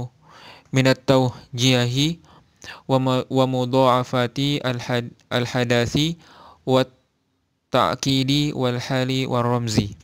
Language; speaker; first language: Arabic; non-native, learner; Indonesian